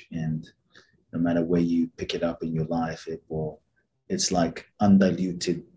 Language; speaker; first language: English; native; English